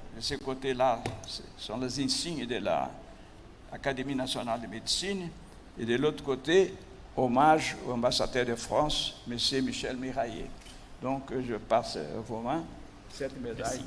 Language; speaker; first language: French; non-native, fluent; Portuguese